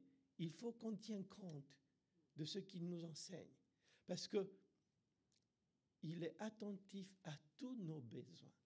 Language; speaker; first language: French; non-native, fluent; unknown